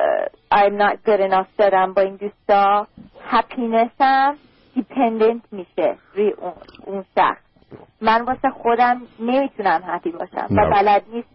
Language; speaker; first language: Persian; early bilingual, heritage; Persian